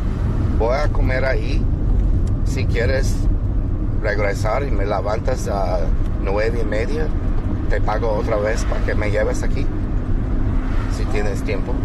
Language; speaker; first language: Spanish; non-native, learner; English